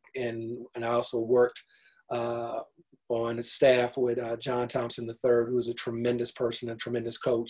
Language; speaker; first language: English; native; English